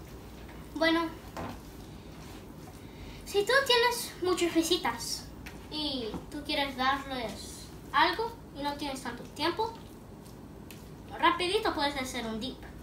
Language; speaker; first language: Spanish; early bilingual, heritage; Spanish